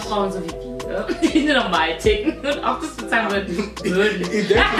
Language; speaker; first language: German; native; German